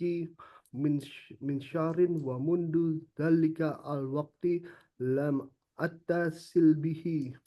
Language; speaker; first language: Arabic; non-native, learner; Indonesian